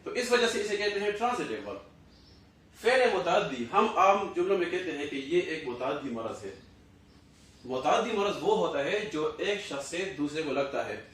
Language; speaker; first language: Urdu; non-native, local second language; Pashto